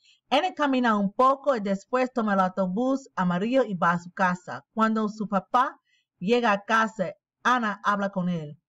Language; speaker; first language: Spanish; non-native, learner; English